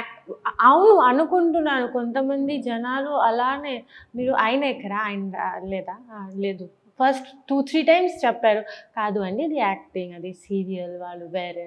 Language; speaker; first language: Telugu; non-native, fluent; Bangla